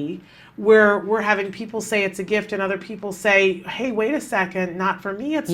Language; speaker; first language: English; native; English